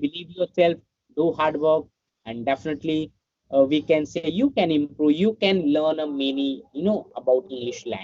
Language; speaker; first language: English; non-native, learner; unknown